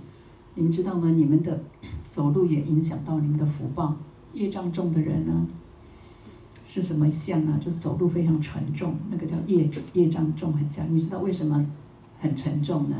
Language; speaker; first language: Chinese; native; Chinese